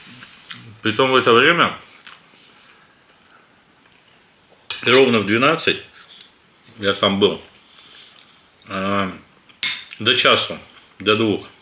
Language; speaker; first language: Russian; native; Russian